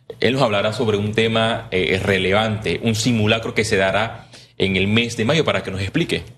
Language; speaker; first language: Spanish; native; Spanish